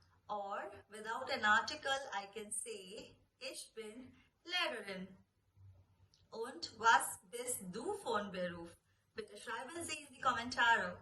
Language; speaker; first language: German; non-native, fluent; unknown